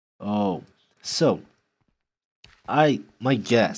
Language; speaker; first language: English; non-native, fluent; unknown